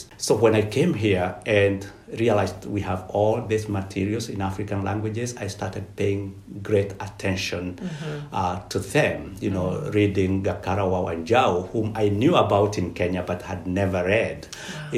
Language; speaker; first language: English; non-native, local second language; Kikuyu